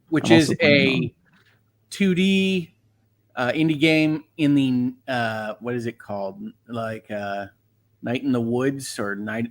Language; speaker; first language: English; native; English